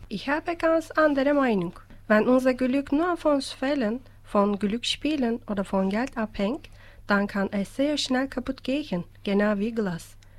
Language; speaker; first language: German; non-native, fluent; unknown